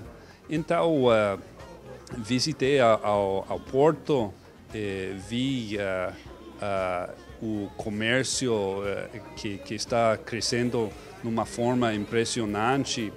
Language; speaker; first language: Portuguese; non-native, fluent; English